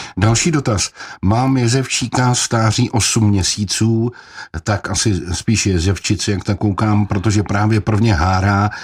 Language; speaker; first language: Czech; native; Czech